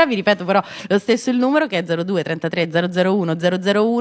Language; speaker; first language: Italian; native; Italian